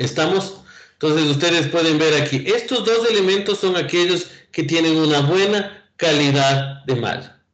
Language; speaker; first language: Spanish; native; Spanish